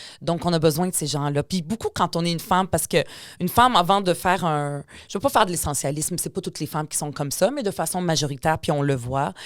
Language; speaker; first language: French; early bilingual, other home language; Arabic